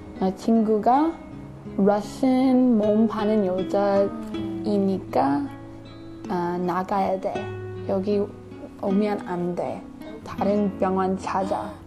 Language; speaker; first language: Korean; non-native, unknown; English